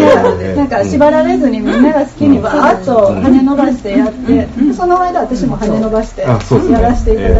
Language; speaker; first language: Japanese; native; Japanese